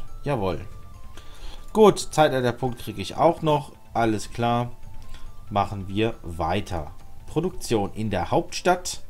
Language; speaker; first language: German; native; German